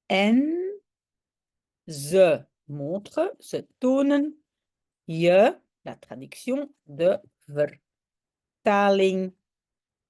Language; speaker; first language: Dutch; non-native, local second language; French